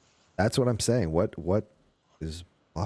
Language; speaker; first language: English; native; English